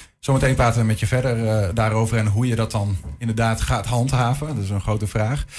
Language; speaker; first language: Dutch; native; Dutch